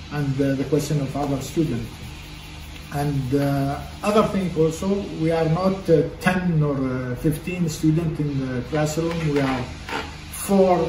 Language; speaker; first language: English; non-native, fluent; French